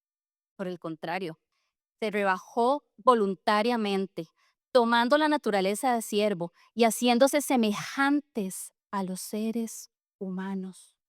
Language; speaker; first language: Spanish; native; Spanish